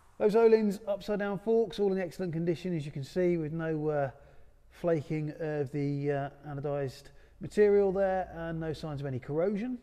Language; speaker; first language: English; native; English